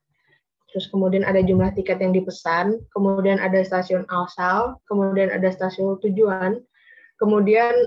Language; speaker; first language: Indonesian; native; Indonesian